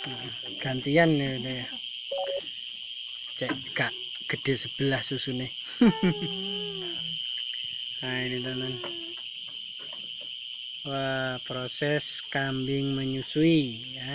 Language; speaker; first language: Indonesian; native; Indonesian